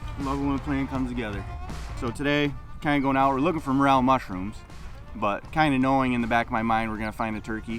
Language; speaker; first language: English; native; English